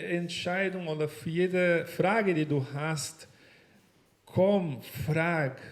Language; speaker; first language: German; non-native, learner; Portuguese